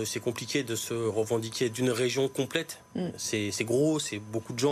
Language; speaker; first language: French; native; French